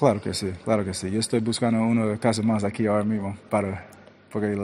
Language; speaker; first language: Spanish; early bilingual, heritage; English